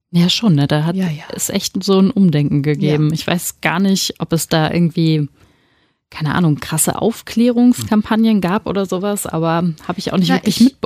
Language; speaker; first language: German; native; German